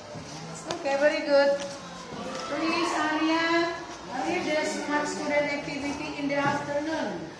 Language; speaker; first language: English; non-native, learner; Indonesian